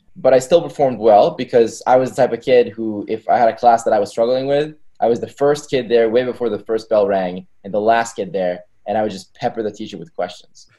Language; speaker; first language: English; early bilingual, other home language; Hebrew